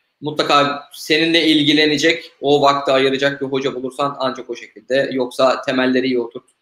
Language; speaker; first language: Turkish; native; Turkish